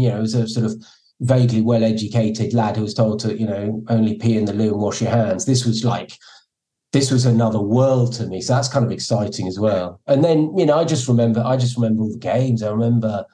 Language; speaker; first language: English; native; English